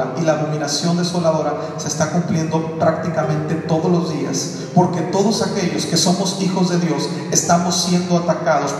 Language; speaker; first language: Spanish; native; Spanish